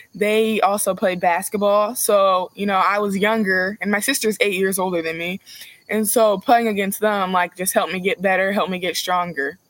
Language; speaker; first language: English; native; English